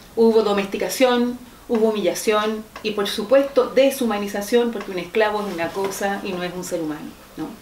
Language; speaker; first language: Spanish; native; Spanish